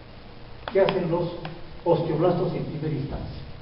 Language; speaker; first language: Spanish; native; Spanish